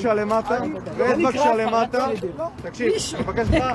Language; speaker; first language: Hebrew; native; Hebrew